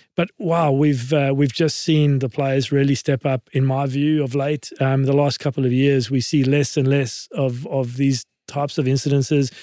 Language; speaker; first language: English; native; English